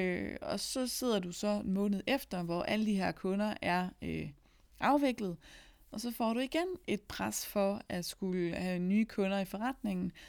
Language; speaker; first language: Danish; native; Danish